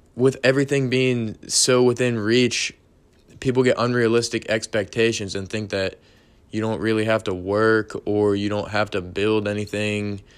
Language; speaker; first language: English; native; English